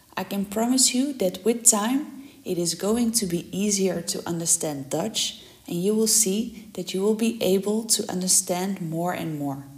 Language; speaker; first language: English; non-native, fluent; Dutch